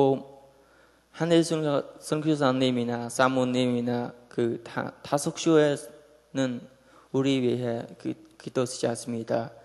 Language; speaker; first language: Korean; non-native, learner; Khmer